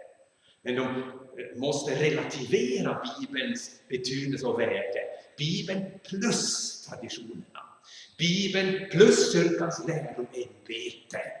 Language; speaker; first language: Swedish; non-native, fluent; German